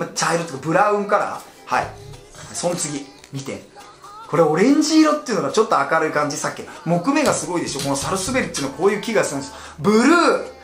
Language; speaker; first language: Japanese; native; Japanese